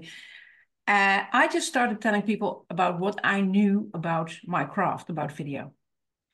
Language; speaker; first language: English; non-native, fluent; Dutch